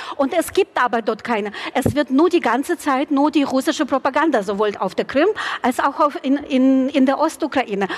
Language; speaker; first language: German; non-native, fluent; Ukrainian